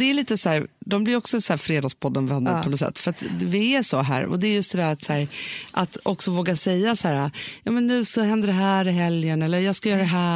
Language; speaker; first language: Swedish; native; Swedish